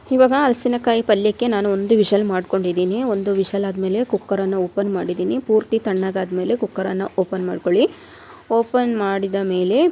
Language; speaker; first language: Kannada; non-native, local second language; Kodava